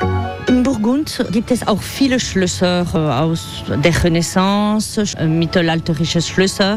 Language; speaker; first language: German; non-native, fluent; French